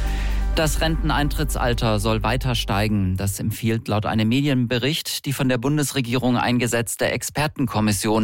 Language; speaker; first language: German; native; German